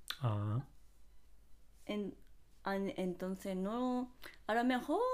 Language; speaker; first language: Spanish; non-native, fluent; Japanese